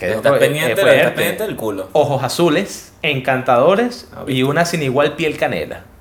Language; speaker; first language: Spanish; native; Spanish